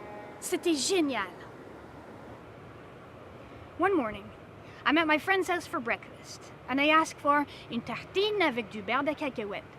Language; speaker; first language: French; non-native, fluent; English